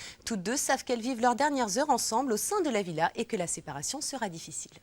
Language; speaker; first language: French; native; French